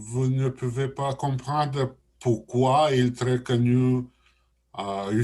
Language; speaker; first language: French; non-native, learner; Russian